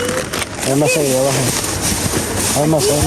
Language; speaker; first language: Spanish; non-native, learner; Filipino